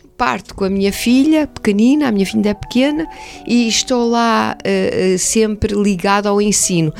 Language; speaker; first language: Portuguese; native; Portuguese